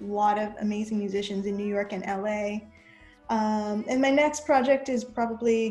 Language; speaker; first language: English; native; English